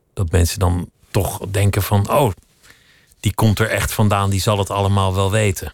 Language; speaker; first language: Dutch; native; Dutch